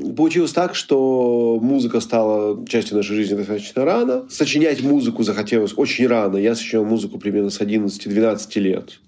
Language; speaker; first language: Russian; native; Russian